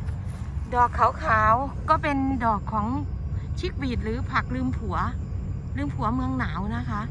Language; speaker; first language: Thai; native; Thai